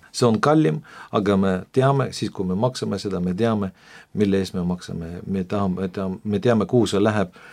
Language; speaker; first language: Estonian; non-native, local second language; Russian